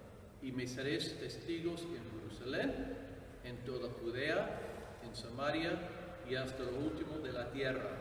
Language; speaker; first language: Spanish; non-native, fluent; English